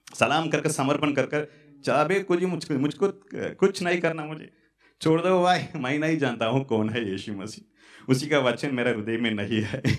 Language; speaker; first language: Hindi; non-native, local second language; Tamil